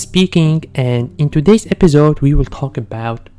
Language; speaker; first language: English; non-native, fluent; Arabic